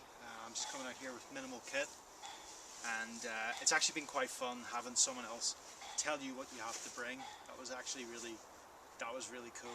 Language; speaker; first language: English; native; English